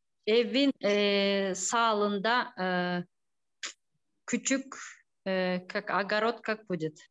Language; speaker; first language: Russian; non-native, local second language; Kyrgyz